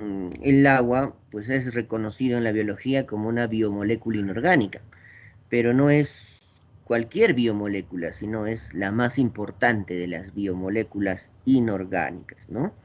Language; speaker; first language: Spanish; native; Spanish